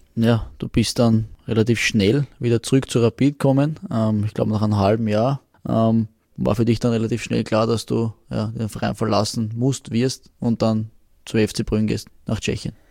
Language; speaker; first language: German; native; German